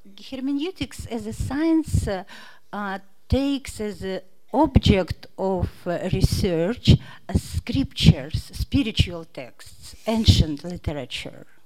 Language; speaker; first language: English; non-native, fluent; Russian